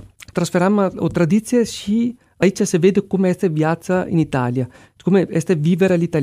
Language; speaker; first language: Romanian; non-native, learner; Italian